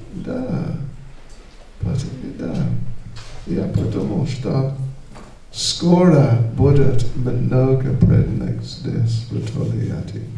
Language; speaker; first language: Russian; non-native, learner; English